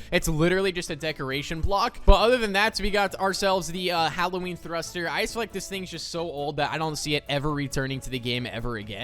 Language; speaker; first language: English; native; English